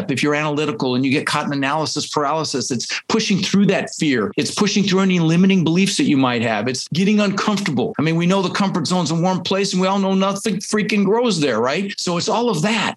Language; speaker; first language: English; early bilingual, other home language; Dutch